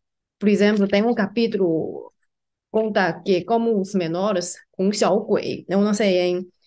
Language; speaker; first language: Portuguese; non-native, fluent; Chinese